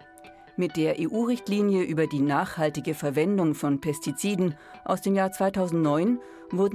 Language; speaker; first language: German; native; German